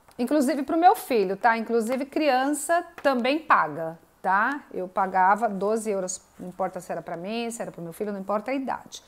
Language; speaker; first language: Portuguese; native; Portuguese